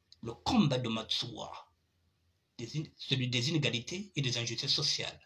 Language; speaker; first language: French; non-native, local second language; Lingala